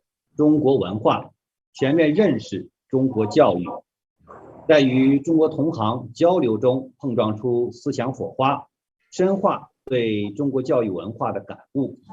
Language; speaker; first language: Chinese; native; Chinese